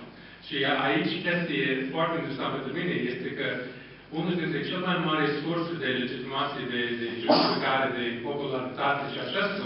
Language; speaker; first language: Romanian; non-native, fluent; English